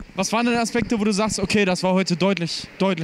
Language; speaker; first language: German; native; German